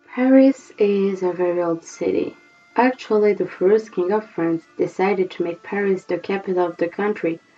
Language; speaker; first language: English; non-native, fluent; French